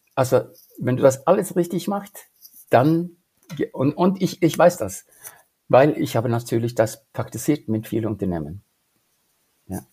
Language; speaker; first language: German; non-native, fluent; Norwegian